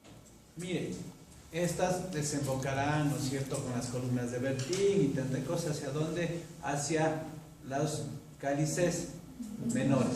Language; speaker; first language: Spanish; native; Spanish